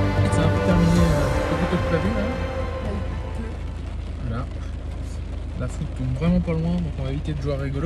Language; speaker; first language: French; native; French